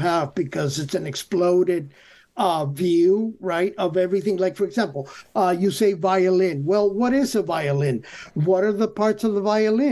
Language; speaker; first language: English; early bilingual, other home language; Spanish